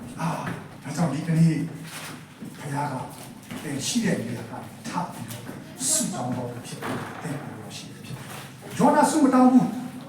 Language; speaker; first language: Burmese; non-native, local second language; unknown